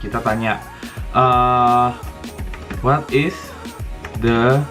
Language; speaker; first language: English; non-native, learner; Indonesian